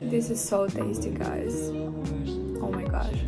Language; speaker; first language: English; non-native, fluent; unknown